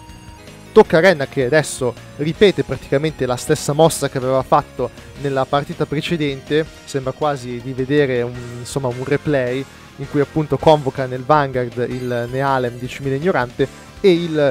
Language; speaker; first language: Italian; native; Italian